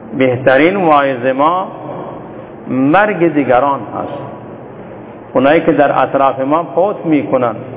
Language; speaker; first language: Persian; non-native, local second language; Baluchi